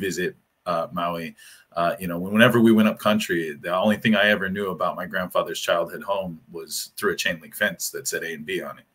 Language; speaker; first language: English; native; English